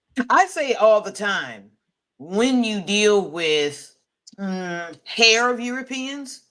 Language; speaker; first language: English; native; English